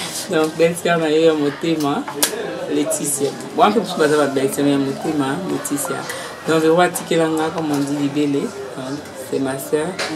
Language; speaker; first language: French; non-native, local second language; Lingala